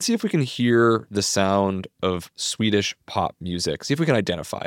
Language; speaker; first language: English; native; English